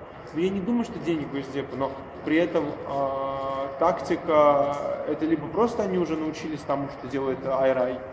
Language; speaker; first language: Russian; native; Russian